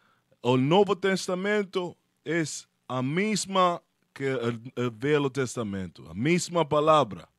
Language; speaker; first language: Portuguese; non-native, fluent; Spanish